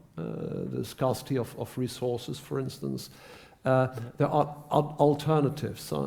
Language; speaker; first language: English; non-native, fluent; Dutch